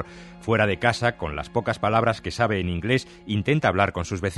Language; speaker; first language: Spanish; native; Spanish